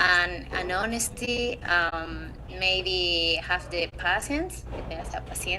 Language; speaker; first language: English; non-native, learner; Spanish